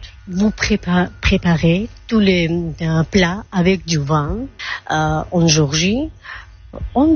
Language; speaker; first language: French; non-native, learner; Georgian